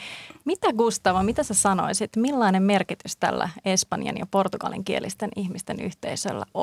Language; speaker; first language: Finnish; native; Finnish